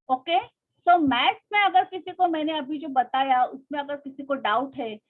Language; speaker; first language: Hindi; non-native, local second language; Marathi